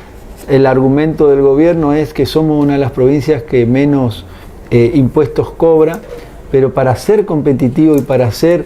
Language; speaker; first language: Spanish; native; Spanish